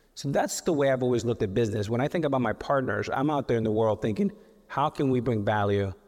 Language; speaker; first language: English; native; English